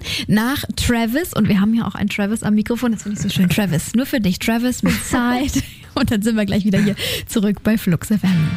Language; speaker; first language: German; native; German